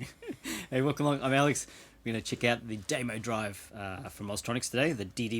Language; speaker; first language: English; native; English